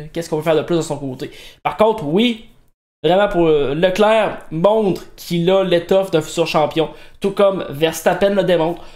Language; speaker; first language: French; native; French